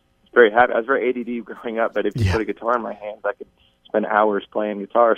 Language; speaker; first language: English; native; English